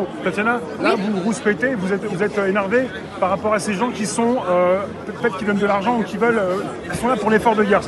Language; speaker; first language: French; native; French